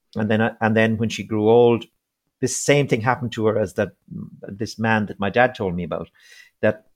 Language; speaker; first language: English; native; English